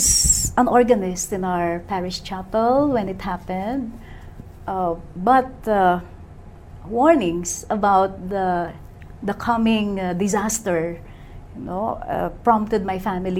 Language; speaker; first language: English; non-native, local second language; Pampanga